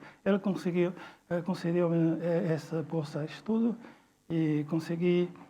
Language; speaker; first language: Portuguese; non-native, fluent; Chinese